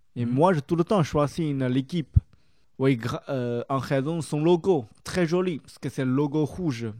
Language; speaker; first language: French; non-native, learner; Chinese